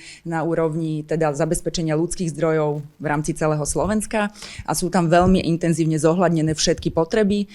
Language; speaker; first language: Slovak; native; Slovak